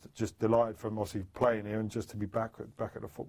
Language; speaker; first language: English; native; English